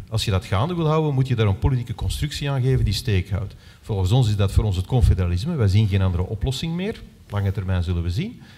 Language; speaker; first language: Dutch; native; Dutch